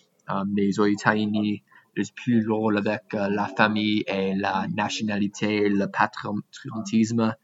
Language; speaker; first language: French; non-native, learner; English